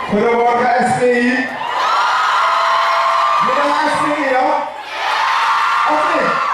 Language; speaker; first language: Dutch; non-native, local second language; Sranan Tongo